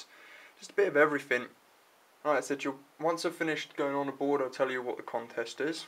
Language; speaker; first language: English; native; English